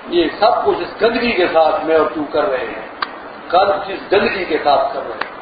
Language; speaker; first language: Urdu; non-native, local second language; Pashto